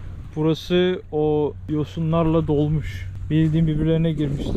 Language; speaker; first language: Turkish; native; Turkish